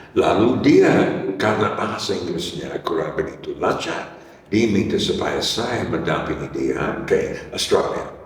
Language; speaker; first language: Indonesian; non-native, fluent; English